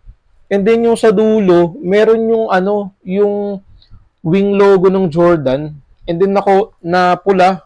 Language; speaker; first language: Filipino; native; Filipino